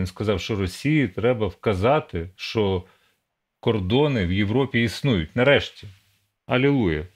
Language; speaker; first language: Ukrainian; native; Ukrainian